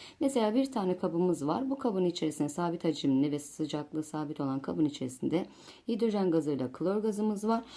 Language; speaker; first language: Turkish; native; Turkish